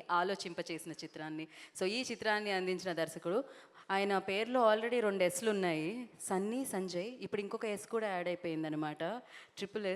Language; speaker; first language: Telugu; native; Telugu